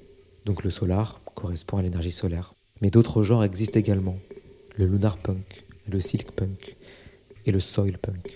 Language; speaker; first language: French; native; French